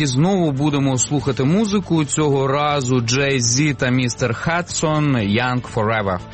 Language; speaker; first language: Ukrainian; native; Ukrainian